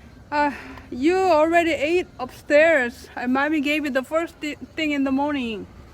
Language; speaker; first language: English; non-native, fluent; Korean